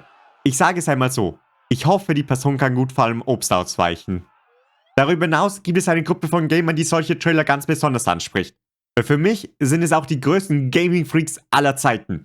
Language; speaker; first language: German; native; German